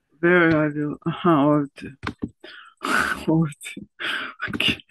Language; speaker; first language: English; non-native, learner; Serbian